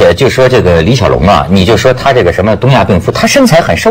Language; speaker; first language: Chinese; native; Chinese